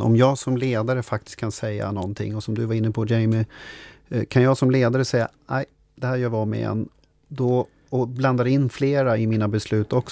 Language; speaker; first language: Swedish; native; Swedish